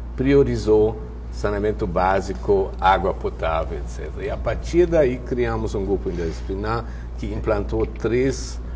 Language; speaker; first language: Portuguese; non-native, fluent; German